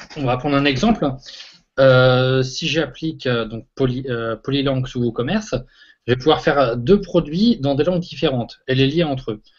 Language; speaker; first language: French; native; French